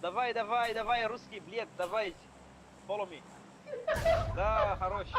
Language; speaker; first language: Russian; non-native, learner; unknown